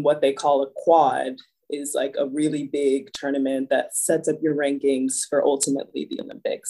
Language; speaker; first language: English; native; English